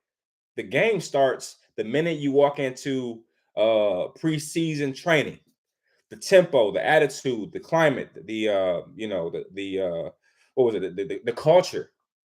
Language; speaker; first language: English; native; English